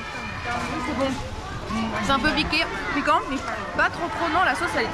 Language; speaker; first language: French; native; French